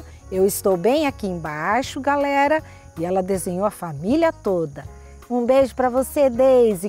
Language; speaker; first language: Portuguese; native; Portuguese